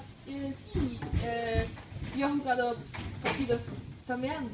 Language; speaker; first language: Spanish; non-native, learner; Norwegian